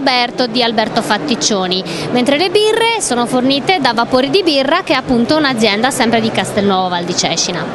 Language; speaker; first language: Italian; native; Italian